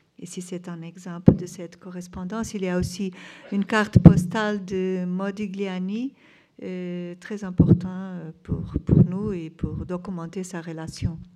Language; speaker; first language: French; non-native, fluent; Portuguese